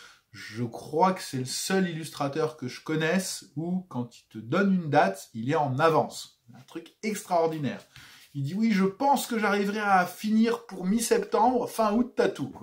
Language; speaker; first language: French; native; French